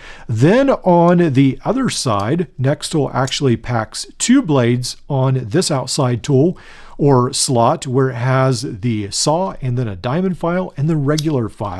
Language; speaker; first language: English; native; English